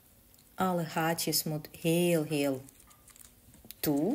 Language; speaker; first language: Dutch; non-native, learner; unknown